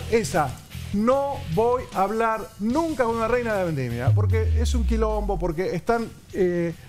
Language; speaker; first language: Spanish; native; Spanish